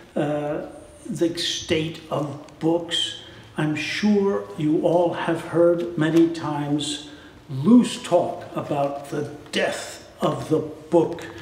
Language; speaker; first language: English; native; English